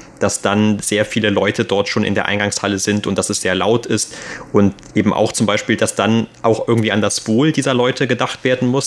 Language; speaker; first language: German; native; German